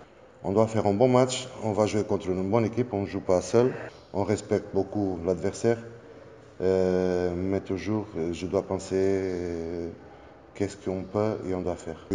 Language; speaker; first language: French; non-native, fluent; Portuguese